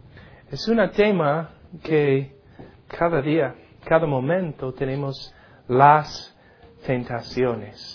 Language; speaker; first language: Spanish; non-native, learner; English